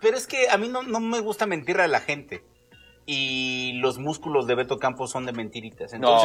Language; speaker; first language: Spanish; native; Spanish